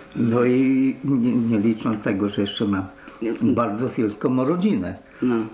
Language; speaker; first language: Polish; native; Polish